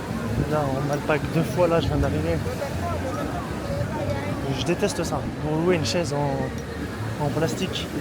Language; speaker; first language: French; native; French